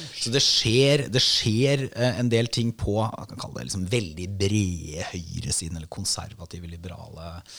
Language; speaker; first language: Norwegian; native; Norwegian